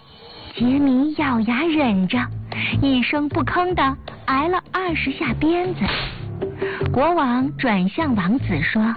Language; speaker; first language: Chinese; native; Chinese